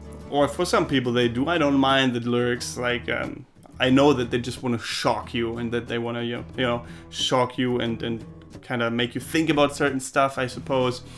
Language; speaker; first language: English; non-native, fluent; German